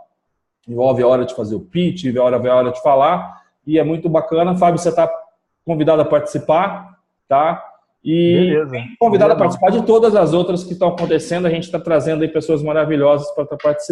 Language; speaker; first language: Portuguese; native; Portuguese